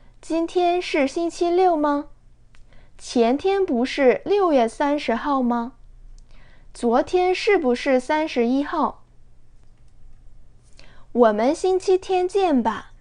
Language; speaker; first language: Chinese; non-native, fluent; Korean